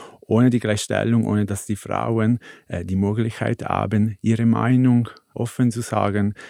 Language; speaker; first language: German; non-native, fluent; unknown